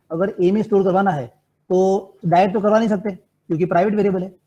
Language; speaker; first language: Hindi; non-native, local second language; Gujarati